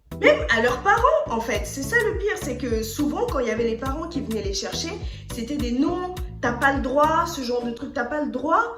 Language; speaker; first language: French; early bilingual, other home language; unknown